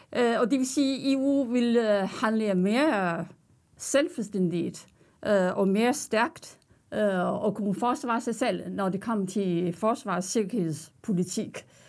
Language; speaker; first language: Danish; non-native, fluent; Chinese